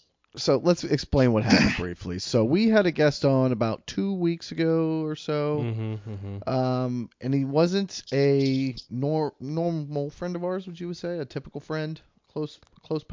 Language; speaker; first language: English; native; English